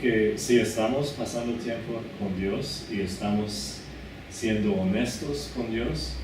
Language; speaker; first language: Spanish; non-native, fluent; English